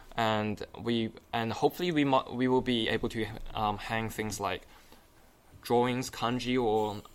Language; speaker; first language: English; non-native, fluent; Chinese